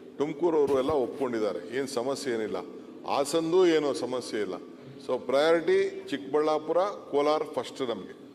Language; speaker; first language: Kannada; native; Kannada